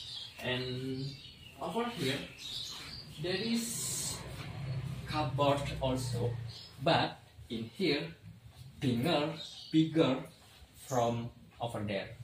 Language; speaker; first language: English; non-native, learner; Indonesian